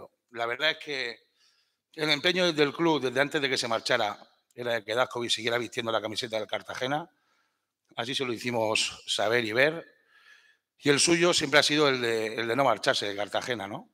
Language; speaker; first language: Spanish; native; Spanish